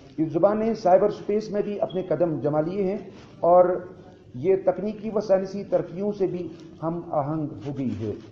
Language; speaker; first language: Urdu; non-native, local second language; Kashmiri